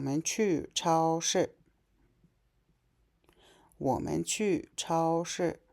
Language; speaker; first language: Chinese; non-native, fluent; Mongolian